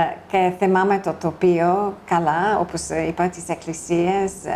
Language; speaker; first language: Greek; non-native, fluent; English